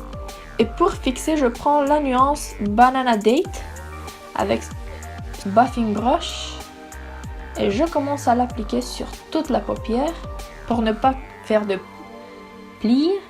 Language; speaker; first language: French; non-native, fluent; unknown